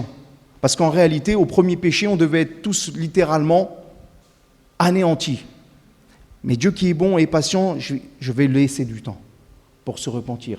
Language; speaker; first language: French; native; French